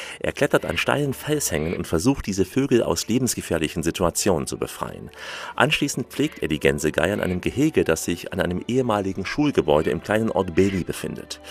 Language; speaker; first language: German; native; German